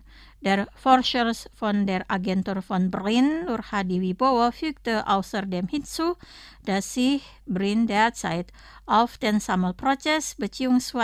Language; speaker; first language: German; non-native, fluent; Indonesian